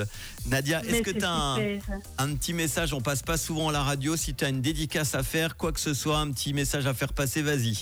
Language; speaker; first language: French; native; French